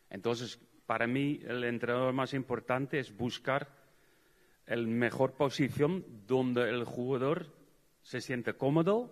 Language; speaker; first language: Spanish; non-native, fluent; Dutch